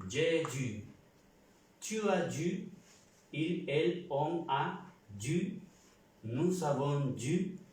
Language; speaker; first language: French; non-native, fluent; Spanish